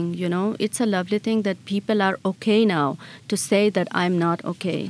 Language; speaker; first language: English; non-native, local second language; Khowar